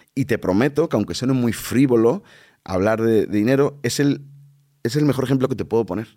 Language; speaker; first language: Spanish; native; Spanish